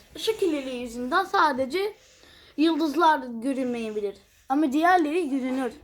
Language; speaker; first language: Turkish; non-native, fluent; Arabic